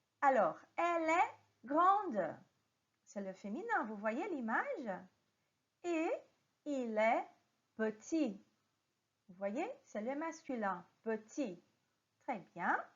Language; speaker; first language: French; non-native, fluent; Portuguese